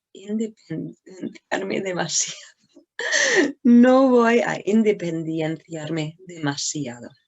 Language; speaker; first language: Spanish; non-native, learner; English